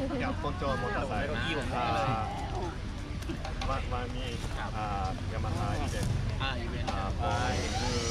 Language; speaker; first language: Thai; non-native, learner; Japanese